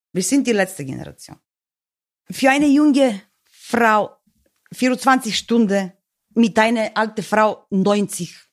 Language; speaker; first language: German; non-native, learner; Bulgarian